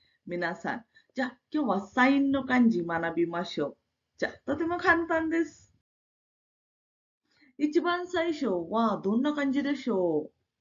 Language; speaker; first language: Japanese; non-native, fluent; Marathi